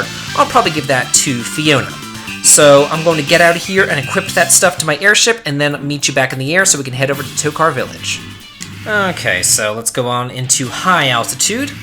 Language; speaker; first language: English; native; English